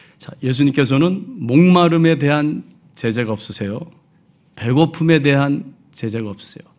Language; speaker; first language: Korean; early bilingual, heritage; Korean